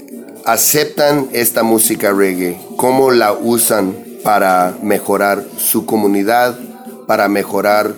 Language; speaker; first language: Spanish; early bilingual, heritage; English